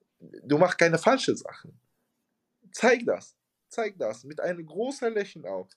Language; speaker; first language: German; non-native, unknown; Arabic